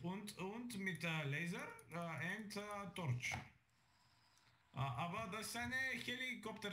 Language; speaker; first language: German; non-native, learner; Bulgarian